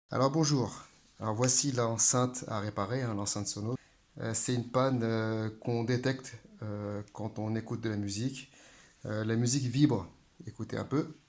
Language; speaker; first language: French; native; French